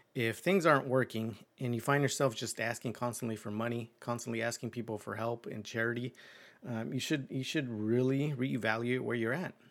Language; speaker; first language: English; early bilingual, other home language; Spanish